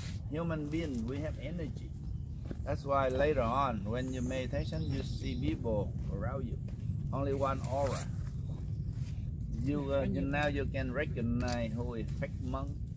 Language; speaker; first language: English; non-native, learner; Vietnamese